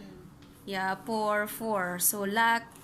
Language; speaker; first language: English; non-native, local second language; Filipino